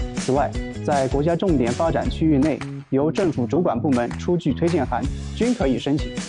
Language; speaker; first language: Chinese; native; Chinese